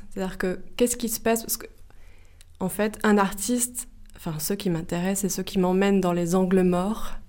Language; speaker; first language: French; native; French